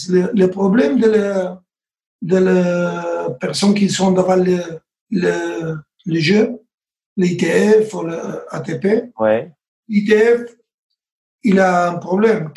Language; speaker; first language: French; non-native, learner; Spanish